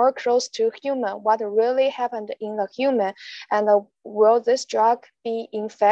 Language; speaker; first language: English; non-native, learner; Chinese